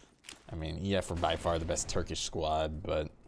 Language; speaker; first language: English; native; English